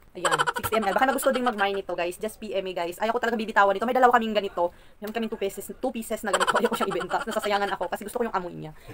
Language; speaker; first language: Filipino; native; Filipino